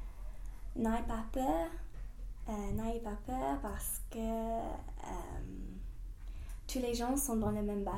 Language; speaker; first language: French; non-native, fluent; English